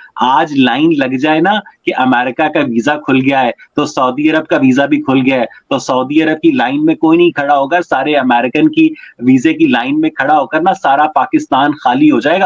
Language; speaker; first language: Urdu; native; Urdu